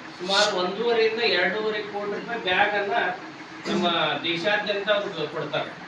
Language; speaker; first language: Kannada; native; Kannada